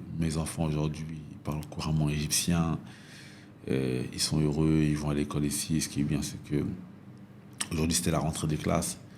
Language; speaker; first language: French; native; French